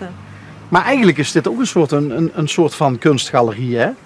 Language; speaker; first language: Dutch; native; Dutch